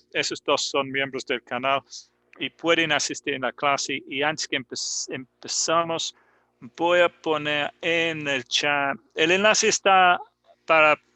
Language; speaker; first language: Spanish; non-native, fluent; English